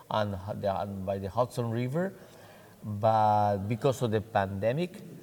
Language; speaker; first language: English; non-native, fluent; Spanish